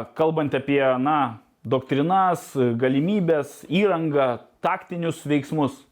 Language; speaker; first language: Lithuanian; native; Lithuanian